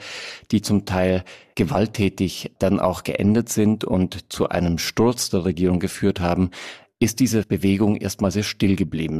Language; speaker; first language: German; native; German